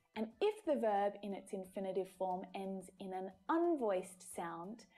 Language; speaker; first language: English; native; English